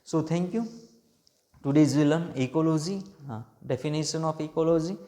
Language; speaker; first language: English; non-native, local second language; Gujarati